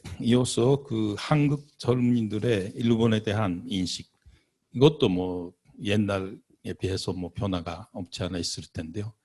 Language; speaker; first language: Korean; non-native, fluent; Japanese